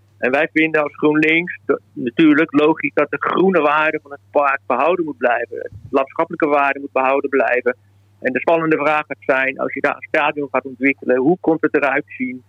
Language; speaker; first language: Dutch; native; Dutch